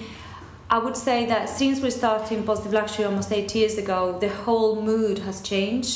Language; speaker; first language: English; non-native, fluent; Spanish